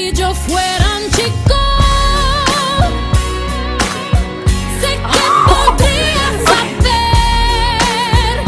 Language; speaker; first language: Spanish; non-native, learner; English